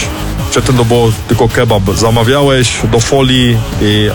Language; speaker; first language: Polish; early bilingual, heritage; German